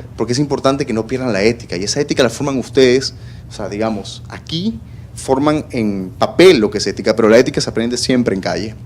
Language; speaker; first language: Spanish; native; Spanish